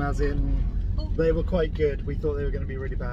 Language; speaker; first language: English; native; English